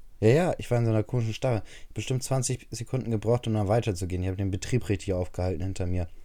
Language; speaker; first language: German; native; German